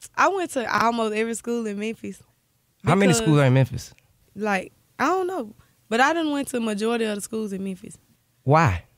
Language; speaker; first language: English; native; English